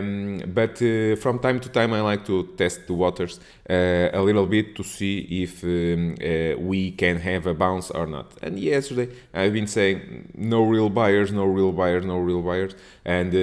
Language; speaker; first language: English; non-native, fluent; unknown